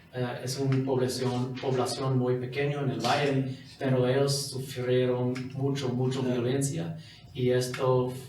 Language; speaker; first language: Spanish; non-native, fluent; English